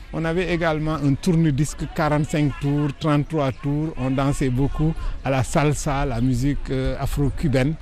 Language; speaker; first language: French; non-native, local second language; Wolof